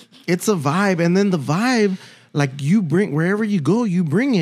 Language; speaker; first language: English; early bilingual, other home language; Spanish